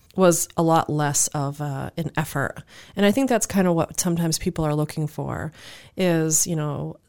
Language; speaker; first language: English; native; English